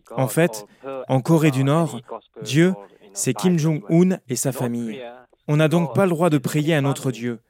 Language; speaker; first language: French; non-native, fluent; Korean